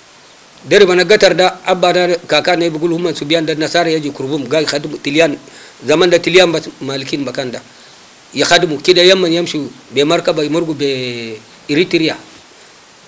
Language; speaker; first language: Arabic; non-native, local second language; Hausa